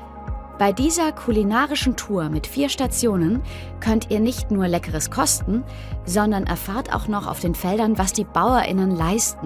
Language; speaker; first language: German; native; German